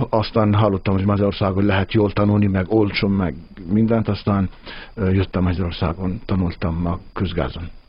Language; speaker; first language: Hungarian; non-native, fluent; Arabic